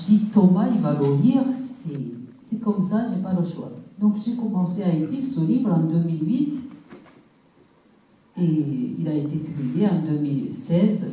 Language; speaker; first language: French; non-native, local second language; Kinyarwanda